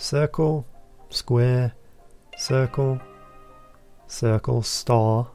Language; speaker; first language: English; native; English